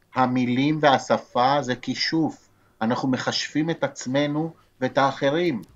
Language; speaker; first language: Hebrew; non-native, fluent; Spanish